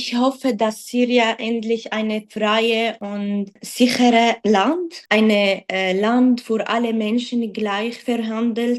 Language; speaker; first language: German; non-native, learner; Arabic